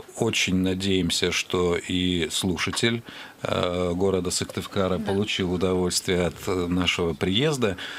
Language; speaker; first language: Russian; native; Russian